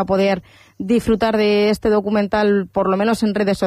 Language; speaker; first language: Spanish; native; Spanish